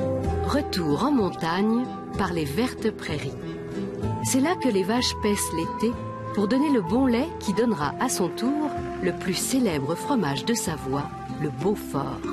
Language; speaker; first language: French; native; French